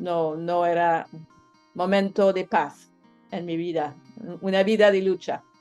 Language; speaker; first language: Spanish; non-native, learner; French